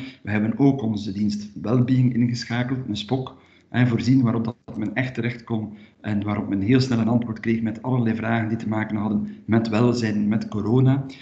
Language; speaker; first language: Dutch; native; Dutch